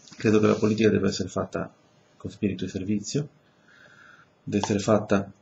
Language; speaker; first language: Italian; early bilingual, other home language; Spanish